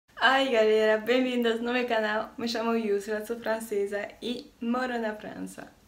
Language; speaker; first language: Portuguese; non-native, learner; French